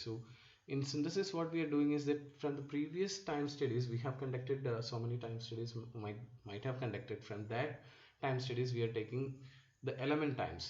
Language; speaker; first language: English; non-native, local second language; Malayalam